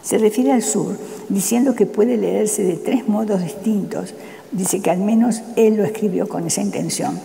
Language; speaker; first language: Spanish; native; Spanish